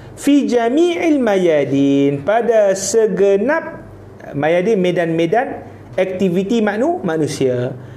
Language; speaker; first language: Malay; native; Malay